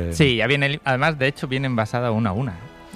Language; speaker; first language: Spanish; native; Spanish